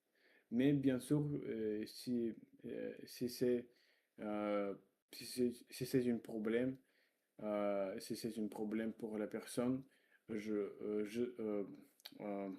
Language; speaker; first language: French; non-native, learner; Russian